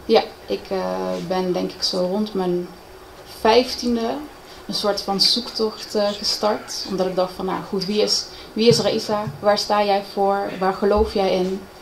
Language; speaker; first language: Dutch; native; Dutch